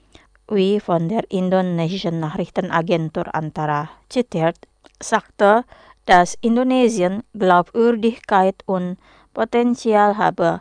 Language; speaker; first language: German; non-native, fluent; Indonesian